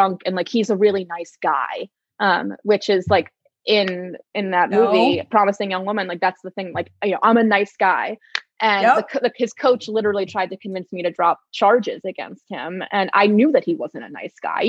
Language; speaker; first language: English; native; English